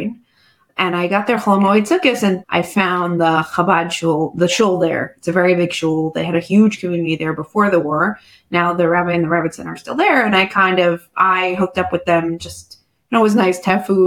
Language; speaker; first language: English; native; English